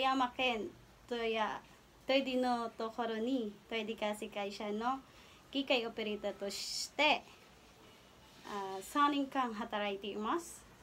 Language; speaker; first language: Japanese; non-native, learner; Filipino